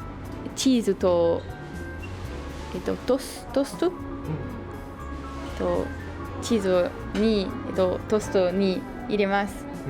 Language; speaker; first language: Japanese; non-native, learner; French